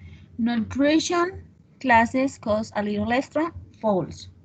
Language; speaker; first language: English; non-native, learner; Spanish